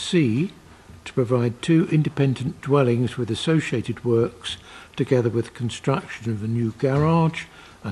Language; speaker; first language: English; native; English